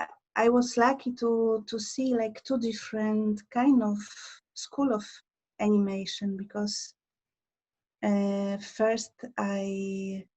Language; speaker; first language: English; non-native, learner; Polish